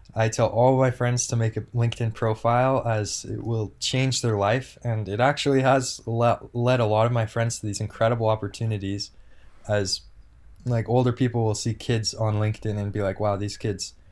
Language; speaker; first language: English; native; English